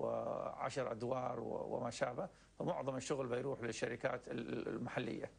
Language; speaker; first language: Arabic; native; Arabic